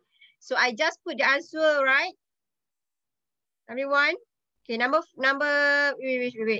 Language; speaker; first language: English; non-native, local second language; Malay